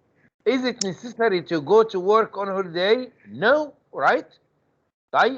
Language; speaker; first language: English; non-native, fluent; Arabic